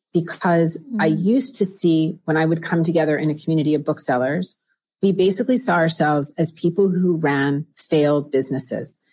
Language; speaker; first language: English; native; English